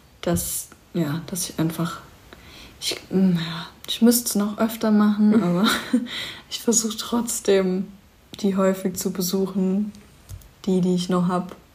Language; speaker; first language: German; native; German